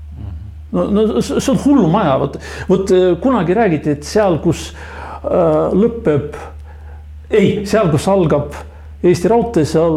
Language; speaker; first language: Estonian; non-native, local second language; Russian